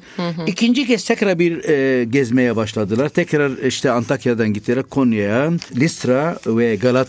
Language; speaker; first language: Turkish; non-native, fluent; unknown